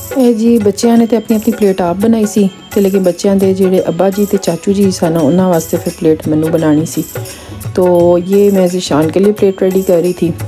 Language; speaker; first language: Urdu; non-native, local second language; Punjabi